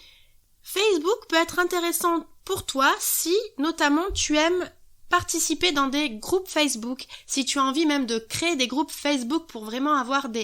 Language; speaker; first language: French; native; French